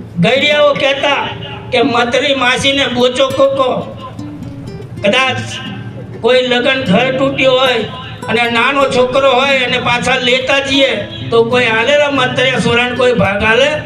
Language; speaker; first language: Gujarati; non-native, local second language; Rathawi